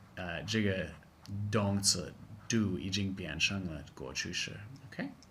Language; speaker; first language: Chinese; non-native, fluent; English